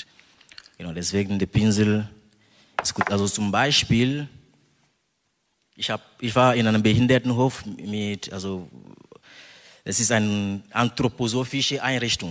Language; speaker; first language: German; non-native, fluent; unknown